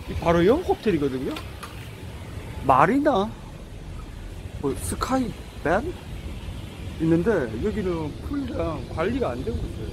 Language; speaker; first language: Korean; native; Korean